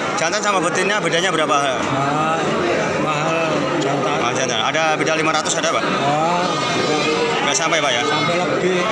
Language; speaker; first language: Indonesian; non-native, local second language; Javanese